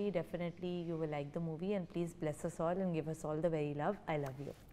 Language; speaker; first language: Telugu; non-native, learner; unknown